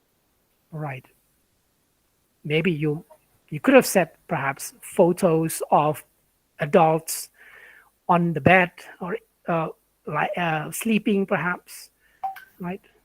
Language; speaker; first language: English; non-native, fluent; Indonesian